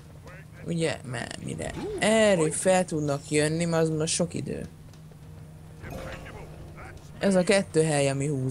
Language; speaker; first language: Hungarian; native; Hungarian